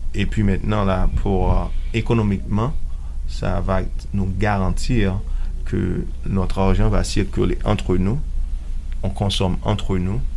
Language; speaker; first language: French; non-native, local second language; Haitian Creole